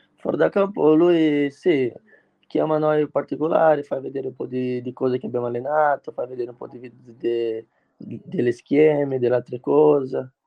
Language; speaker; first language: Italian; non-native, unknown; Portuguese